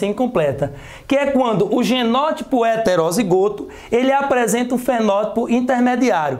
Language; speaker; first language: Portuguese; native; Portuguese